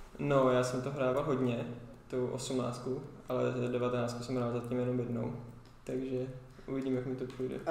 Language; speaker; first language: Czech; early bilingual, heritage; Czech